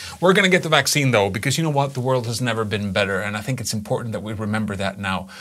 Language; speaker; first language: English; non-native, fluent; Swedish